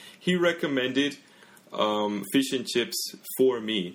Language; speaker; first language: English; native; English